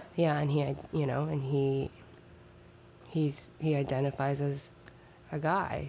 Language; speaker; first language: English; early bilingual, other home language; Chinese